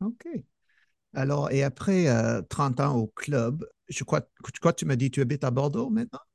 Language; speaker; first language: French; non-native, fluent; English